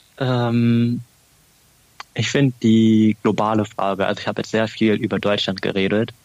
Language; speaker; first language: German; early bilingual, other home language; Vietnamese